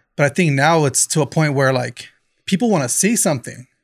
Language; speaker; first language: English; native; English